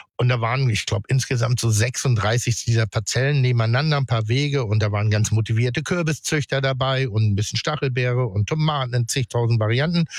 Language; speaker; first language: German; native; German